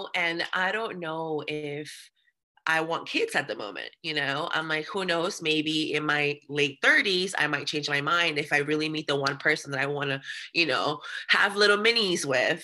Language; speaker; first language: English; early bilingual, other home language; Spanish